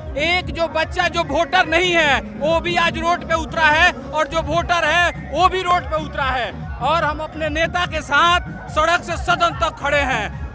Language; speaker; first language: Hindi; native; Hindi